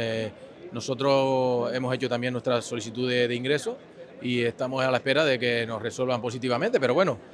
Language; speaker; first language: Spanish; native; Spanish